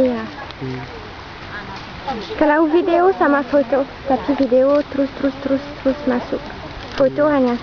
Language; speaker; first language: Indonesian; non-native, fluent; French